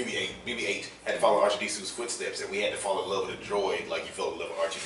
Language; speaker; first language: English; native; English